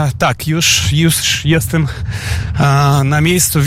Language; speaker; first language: Polish; non-native, fluent; Ukrainian